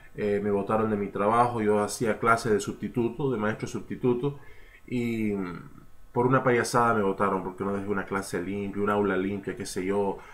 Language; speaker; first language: Spanish; early bilingual, heritage; Spanish